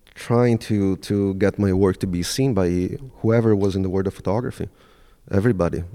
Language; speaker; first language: English; non-native, fluent; Italian